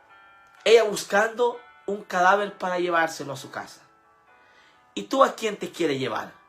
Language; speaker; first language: Spanish; native; Spanish